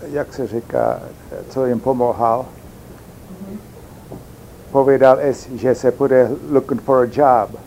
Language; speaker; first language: Czech; early bilingual, heritage; Czech